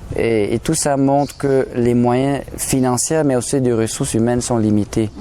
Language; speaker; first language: French; non-native, local second language; German